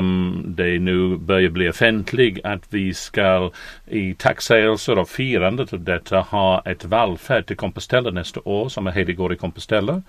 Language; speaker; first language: Swedish; non-native, fluent; English